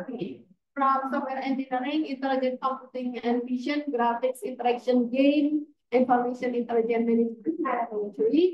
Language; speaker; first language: English; non-native, fluent; Indonesian